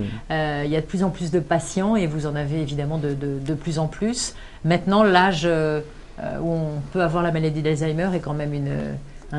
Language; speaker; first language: French; native; French